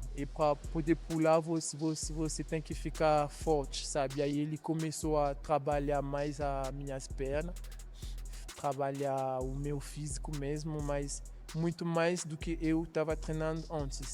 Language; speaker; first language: Portuguese; non-native, learner; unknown